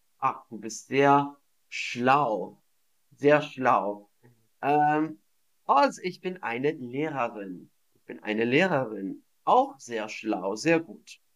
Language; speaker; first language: German; non-native, fluent; English